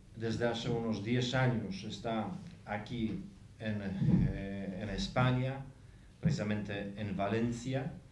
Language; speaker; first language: Spanish; non-native, fluent; Polish